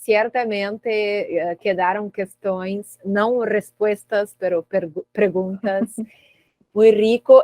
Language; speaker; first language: Spanish; non-native, learner; Portuguese